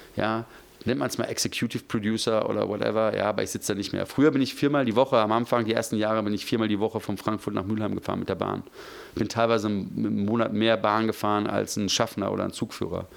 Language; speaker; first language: German; native; German